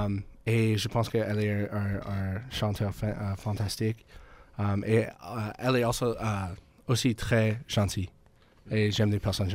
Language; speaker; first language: French; non-native, learner; English